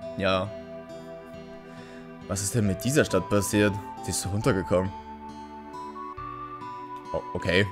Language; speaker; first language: German; native; German